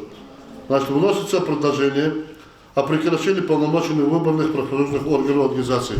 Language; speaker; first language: Russian; non-native, local second language; Lezghian